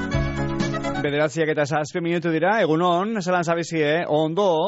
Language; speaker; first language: Basque; native; Basque